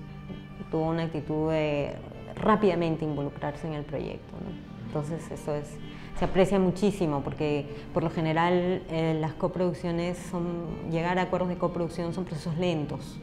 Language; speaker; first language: Spanish; native; Spanish